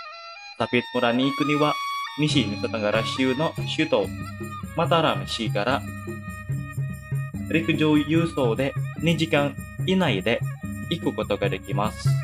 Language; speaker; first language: Japanese; non-native, fluent; Indonesian